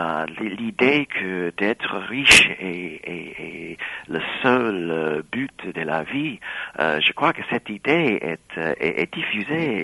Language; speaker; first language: French; non-native, fluent; English